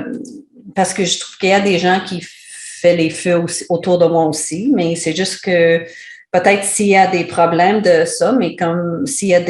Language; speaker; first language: French; non-native, learner; English